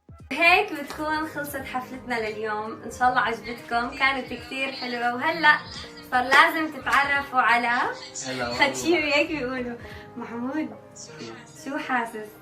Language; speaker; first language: Arabic; native; Arabic